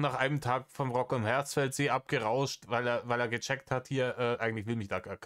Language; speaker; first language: German; native; German